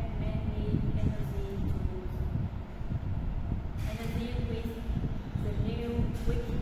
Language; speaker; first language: English; non-native, learner; Vietnamese